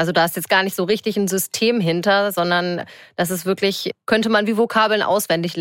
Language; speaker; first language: German; native; German